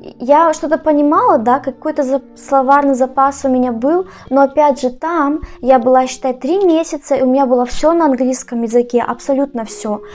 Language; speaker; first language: Russian; native; Russian